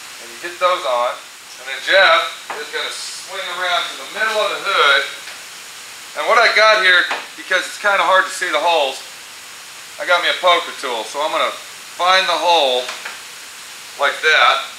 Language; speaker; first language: English; native; English